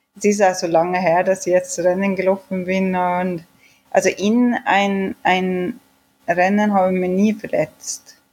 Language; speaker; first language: German; non-native, fluent; Swedish